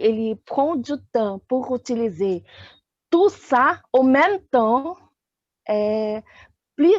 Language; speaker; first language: French; non-native, fluent; Portuguese